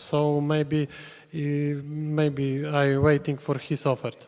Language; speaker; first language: English; non-native, learner; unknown